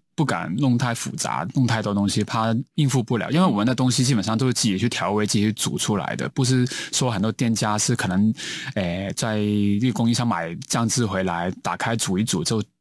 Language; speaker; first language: Chinese; non-native, local second language; Cantonese